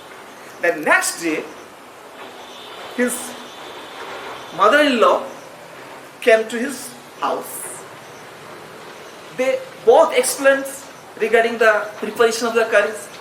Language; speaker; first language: English; non-native, local second language; Odia